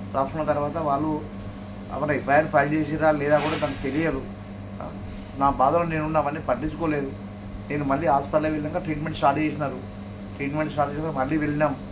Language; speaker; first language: Telugu; native; Telugu